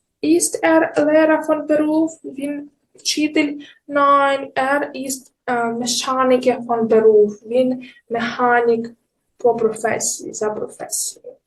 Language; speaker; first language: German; non-native, fluent; Ukrainian